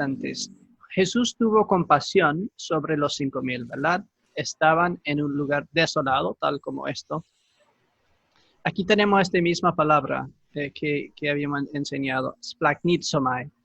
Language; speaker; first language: Spanish; non-native, fluent; English